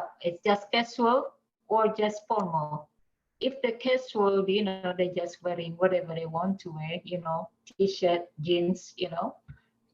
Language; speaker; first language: English; non-native, fluent; Indonesian